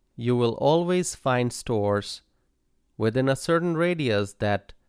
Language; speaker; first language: English; non-native, local second language; Bangla